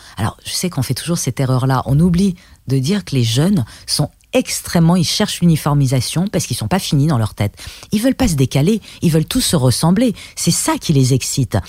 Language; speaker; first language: French; early bilingual, other home language; Persian